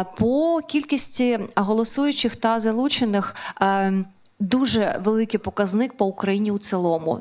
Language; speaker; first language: Ukrainian; non-native, local second language; Russian